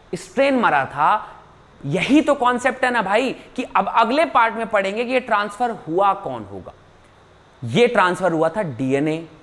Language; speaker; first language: Hindi; native; Hindi